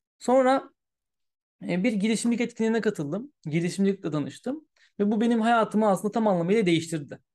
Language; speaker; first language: Turkish; early bilingual, heritage; Turkish